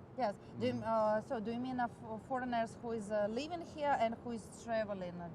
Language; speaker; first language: English; non-native, fluent; Russian